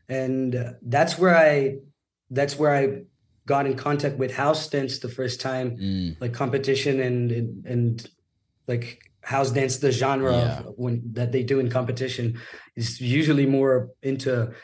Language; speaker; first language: English; non-native, fluent; Portuguese